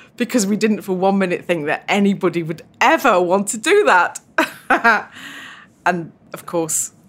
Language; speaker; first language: English; native; English